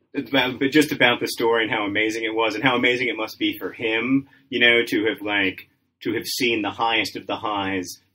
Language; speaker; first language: English; native; English